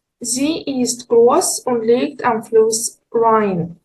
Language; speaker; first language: German; non-native, learner; Ukrainian